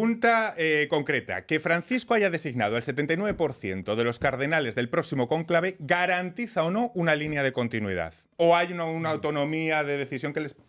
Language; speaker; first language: Spanish; native; Spanish